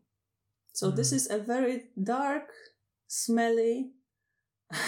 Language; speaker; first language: English; non-native, fluent; Polish